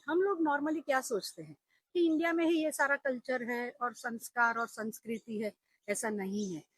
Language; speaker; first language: Hindi; non-native, local second language; Gujarati